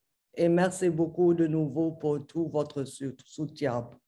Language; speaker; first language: French; non-native, fluent; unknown